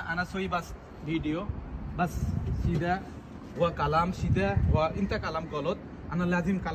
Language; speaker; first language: Arabic; non-native, learner; Bangla